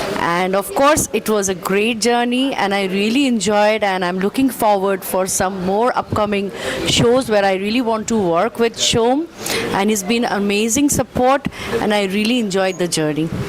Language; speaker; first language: English; non-native, local second language; Bangla